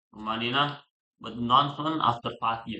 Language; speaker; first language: English; non-native, learner; Indonesian